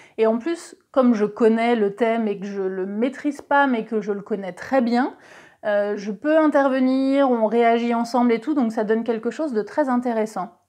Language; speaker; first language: French; native; French